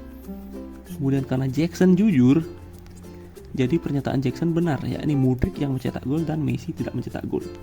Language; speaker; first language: Indonesian; native; Indonesian